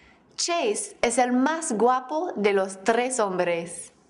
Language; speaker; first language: Spanish; non-native, fluent; English